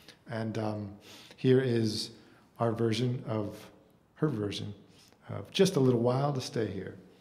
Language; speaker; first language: English; native; English